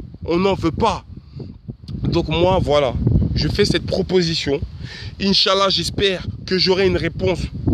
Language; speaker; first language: French; native; French